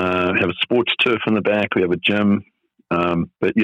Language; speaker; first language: English; native; English